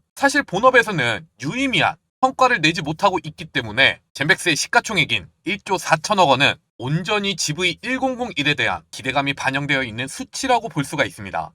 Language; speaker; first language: Korean; native; Korean